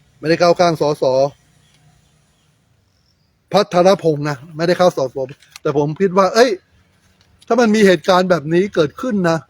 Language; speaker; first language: Thai; native; Thai